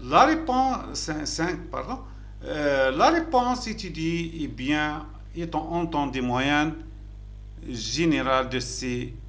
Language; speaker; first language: French; non-native, local second language; Arabic